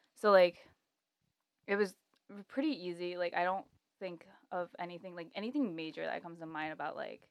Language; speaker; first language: English; native; English